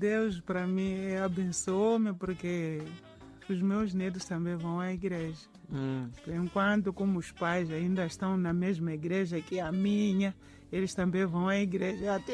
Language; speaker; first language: Portuguese; non-native, local second language; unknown